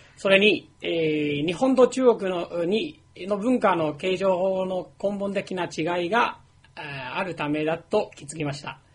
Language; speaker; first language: Japanese; non-native, fluent; Chinese